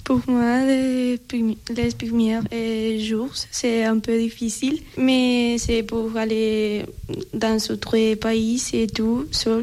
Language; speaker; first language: French; non-native, learner; Spanish